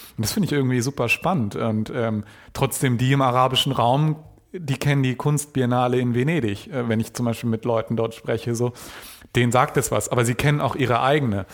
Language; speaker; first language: German; native; German